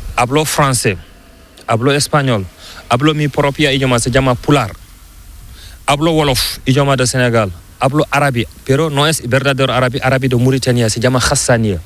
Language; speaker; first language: Spanish; non-native, learner; Fula